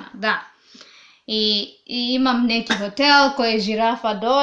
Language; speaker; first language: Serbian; non-native, learner; English